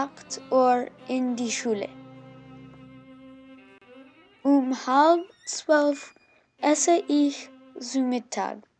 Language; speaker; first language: German; non-native, learner; English